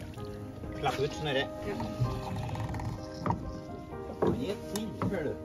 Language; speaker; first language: Norwegian; native; Norwegian